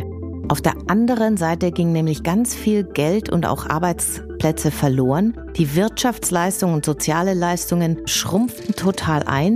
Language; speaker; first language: German; native; German